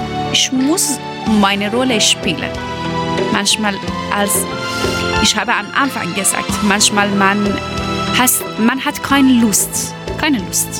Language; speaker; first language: German; non-native, learner; Persian